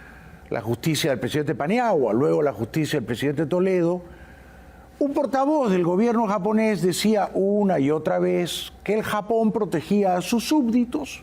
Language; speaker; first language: Spanish; native; Spanish